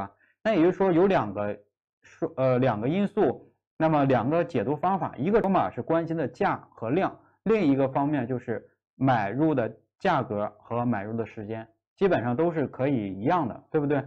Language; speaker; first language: Chinese; native; Chinese